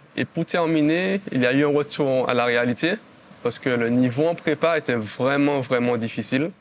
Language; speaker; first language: French; native; French